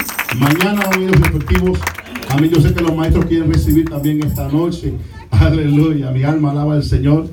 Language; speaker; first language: Spanish; native; Spanish